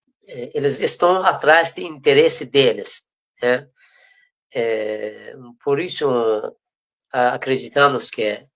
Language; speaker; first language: Portuguese; non-native, fluent; Persian